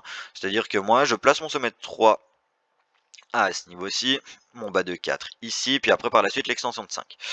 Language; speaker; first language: French; native; French